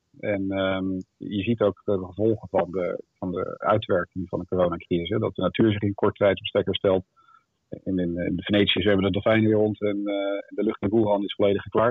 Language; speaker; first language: Dutch; native; Dutch